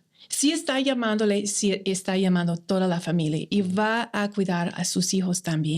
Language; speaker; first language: Spanish; non-native, fluent; English